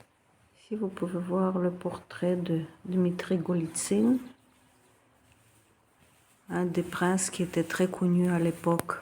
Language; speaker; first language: French; non-native, fluent; Russian